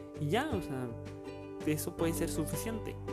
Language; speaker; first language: Spanish; native; Spanish